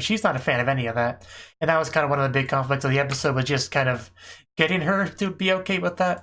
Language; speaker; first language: English; native; English